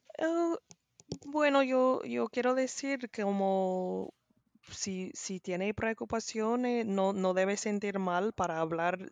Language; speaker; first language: Spanish; non-native, learner; English